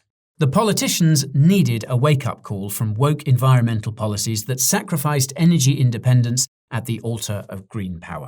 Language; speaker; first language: English; native; English